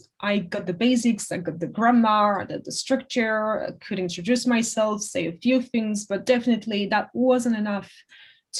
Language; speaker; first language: English; non-native, fluent; French